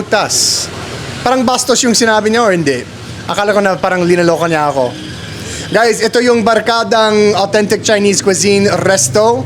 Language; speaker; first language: Filipino; non-native, learner; English